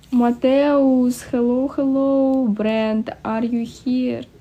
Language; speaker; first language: English; non-native, learner; Russian